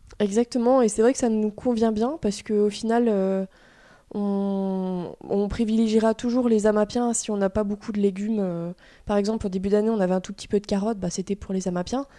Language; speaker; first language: French; native; French